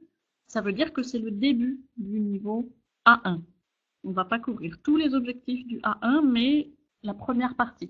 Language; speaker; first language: French; native; French